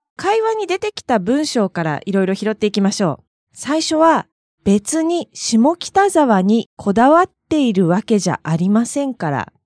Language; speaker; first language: Japanese; native; Japanese